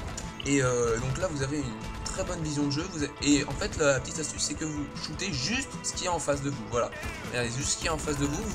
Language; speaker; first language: French; native; French